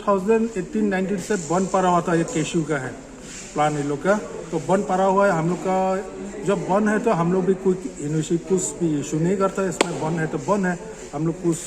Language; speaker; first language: Hindi; non-native, local second language; Khasi